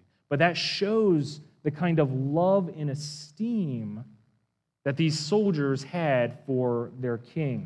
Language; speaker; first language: English; native; English